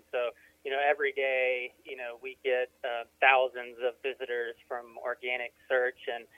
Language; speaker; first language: English; native; English